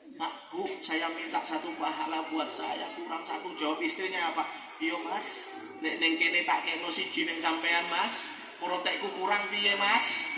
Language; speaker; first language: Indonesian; non-native, local second language; Javanese